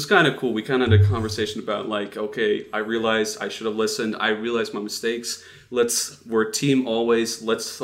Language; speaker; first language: English; non-native, fluent; Dutch